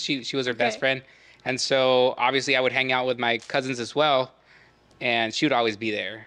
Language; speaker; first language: English; early bilingual, other home language; Spanish